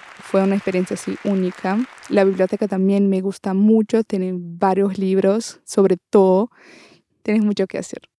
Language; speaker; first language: Spanish; non-native, learner; Portuguese